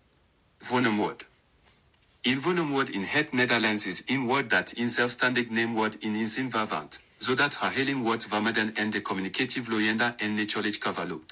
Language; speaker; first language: Dutch; non-native, learner; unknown